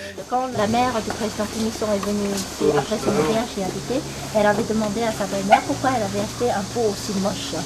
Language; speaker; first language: French; non-native, fluent; Korean